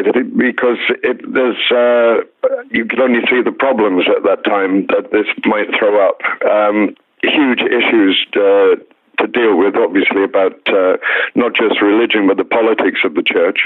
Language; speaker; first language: English; native; English